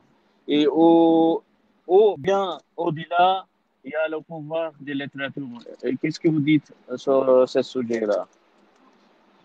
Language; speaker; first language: French; non-native, learner; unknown